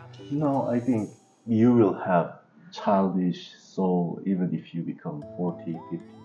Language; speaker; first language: English; non-native, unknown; Korean